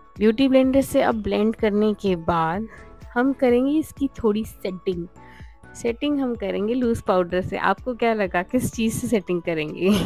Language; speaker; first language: Hindi; native; Hindi